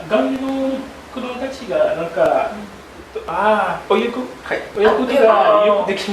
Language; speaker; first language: Japanese; non-native, learner; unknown